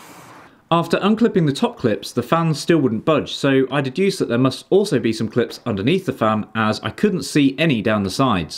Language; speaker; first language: English; native; English